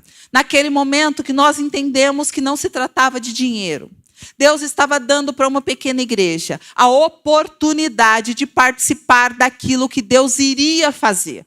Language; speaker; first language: Portuguese; native; Portuguese